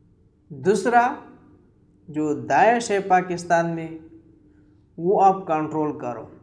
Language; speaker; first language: Hindi; non-native, local second language; Pashto